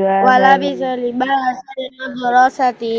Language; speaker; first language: Arabic; non-native, learner; Bangla